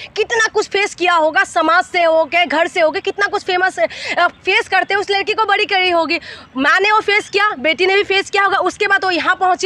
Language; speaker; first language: Hindi; non-native, local second language; Assamese